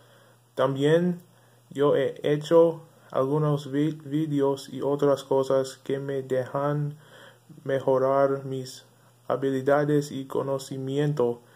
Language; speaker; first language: Spanish; non-native, learner; English